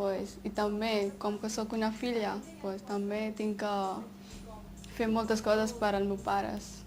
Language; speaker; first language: Catalan; non-native, fluent; Punjabi